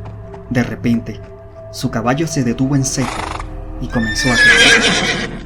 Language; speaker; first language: Spanish; native; Spanish